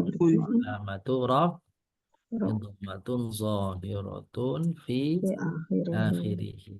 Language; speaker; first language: Arabic; non-native, fluent; Indonesian